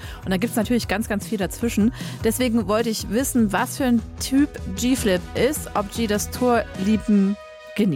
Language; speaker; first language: German; native; German